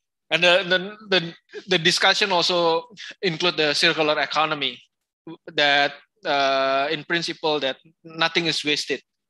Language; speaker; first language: English; non-native, fluent; Indonesian